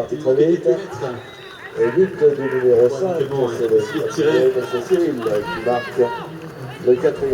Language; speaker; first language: French; native; French